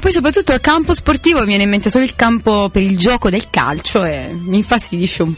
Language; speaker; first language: Italian; native; Italian